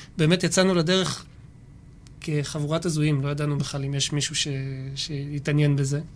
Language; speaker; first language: Hebrew; native; Hebrew